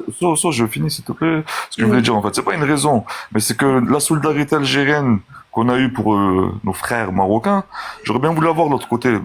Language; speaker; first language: French; early bilingual, other home language; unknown